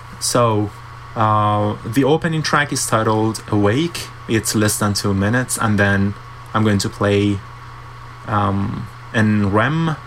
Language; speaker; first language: English; non-native, fluent; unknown